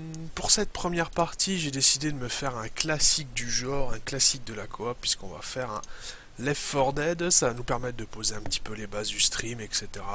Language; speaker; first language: French; native; French